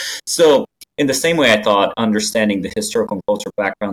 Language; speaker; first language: English; non-native, fluent; Japanese